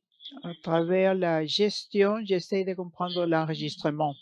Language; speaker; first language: French; non-native, learner; English